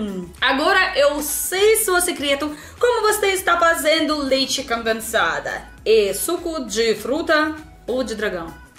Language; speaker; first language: Portuguese; non-native, learner; Russian